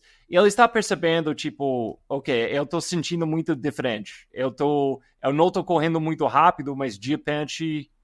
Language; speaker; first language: Portuguese; non-native, fluent; English